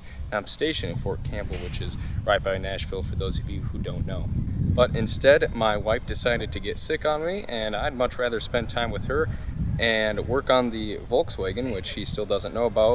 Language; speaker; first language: English; native; English